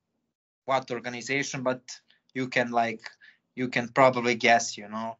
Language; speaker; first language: English; non-native, fluent; Serbian